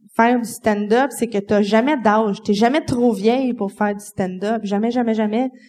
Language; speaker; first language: French; native; French